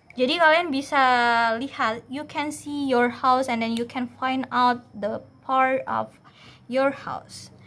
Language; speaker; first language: English; non-native, fluent; Indonesian